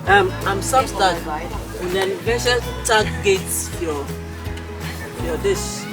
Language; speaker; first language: German; non-native, learner; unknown